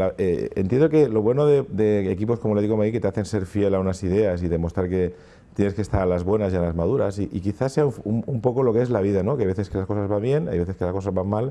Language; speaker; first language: Spanish; native; Spanish